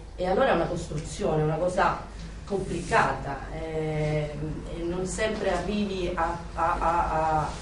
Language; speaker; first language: Italian; non-native, fluent; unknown